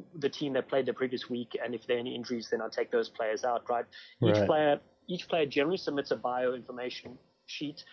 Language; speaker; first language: English; native; English